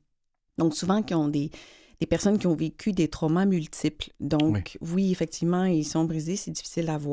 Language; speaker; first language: French; native; French